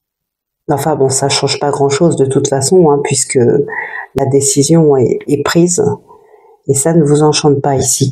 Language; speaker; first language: French; native; French